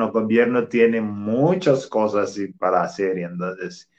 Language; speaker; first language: Spanish; non-native, fluent; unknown